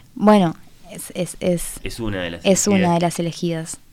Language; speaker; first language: Spanish; native; Spanish